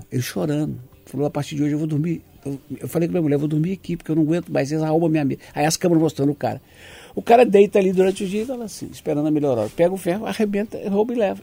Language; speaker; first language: Portuguese; native; Portuguese